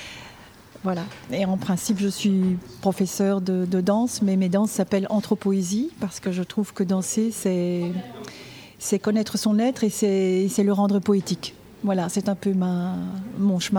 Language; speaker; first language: French; native; French